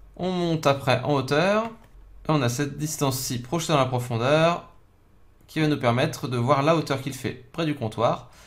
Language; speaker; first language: French; native; French